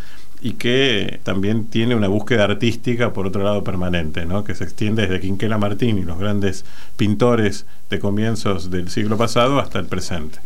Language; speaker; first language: Spanish; native; Spanish